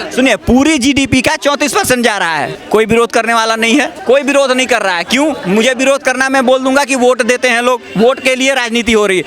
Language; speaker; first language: Hindi; non-native, local second language; Bhojpuri